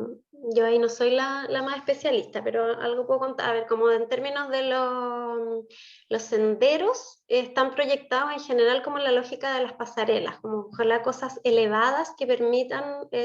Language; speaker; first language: Spanish; native; Spanish